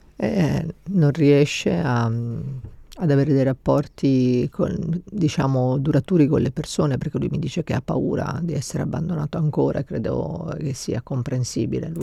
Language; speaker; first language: Italian; native; Italian